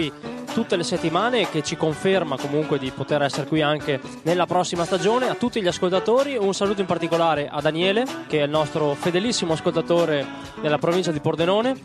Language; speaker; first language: Italian; native; Italian